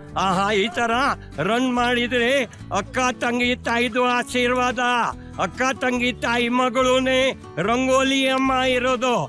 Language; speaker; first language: Kannada; non-native, local second language; Gujarati